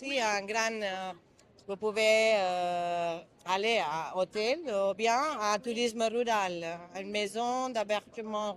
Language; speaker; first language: French; non-native, learner; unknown